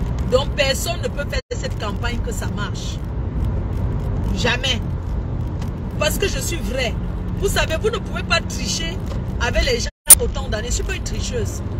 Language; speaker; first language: French; non-native, local second language; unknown